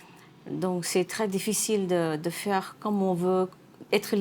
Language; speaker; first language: French; non-native, fluent; Nepali